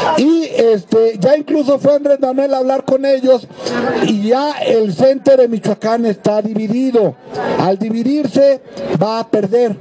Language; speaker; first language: Spanish; native; Spanish